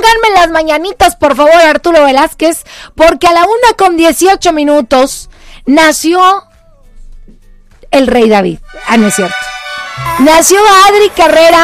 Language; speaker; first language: Spanish; native; Spanish